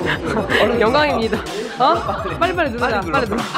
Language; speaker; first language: Korean; native; Korean